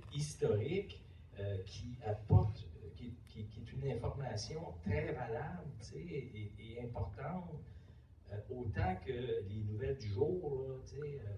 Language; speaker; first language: French; native; French